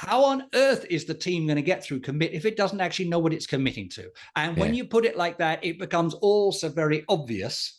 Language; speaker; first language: English; native; English